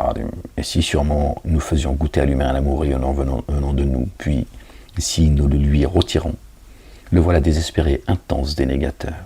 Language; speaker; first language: French; native; French